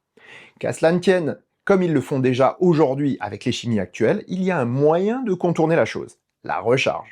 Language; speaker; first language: French; native; French